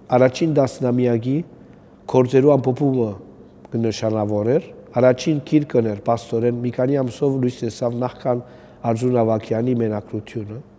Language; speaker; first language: Armenian; early bilingual, heritage; Armenian